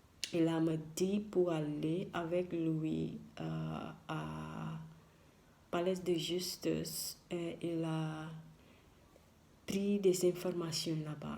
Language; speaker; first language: French; non-native, learner; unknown